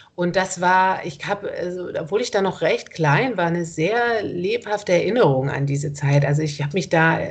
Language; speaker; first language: German; native; German